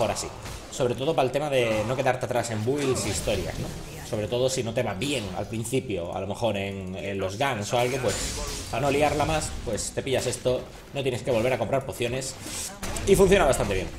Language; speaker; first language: Spanish; native; Spanish